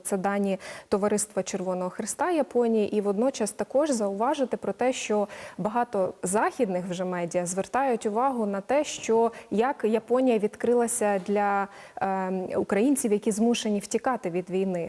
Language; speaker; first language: Ukrainian; native; Ukrainian